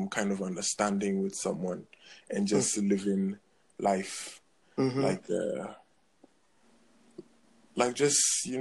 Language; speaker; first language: English; non-native, local second language; Akan